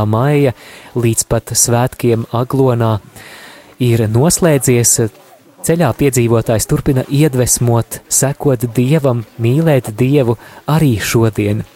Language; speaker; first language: Latvian; native; Latvian